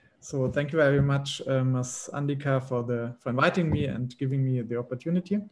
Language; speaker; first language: English; non-native, fluent; German